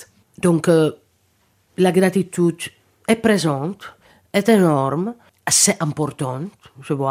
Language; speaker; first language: French; non-native, fluent; Czech